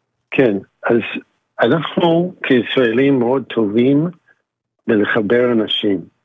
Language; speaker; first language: Hebrew; non-native, fluent; English